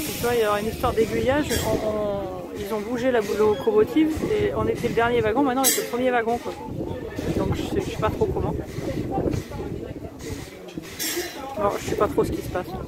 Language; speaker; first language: French; native; French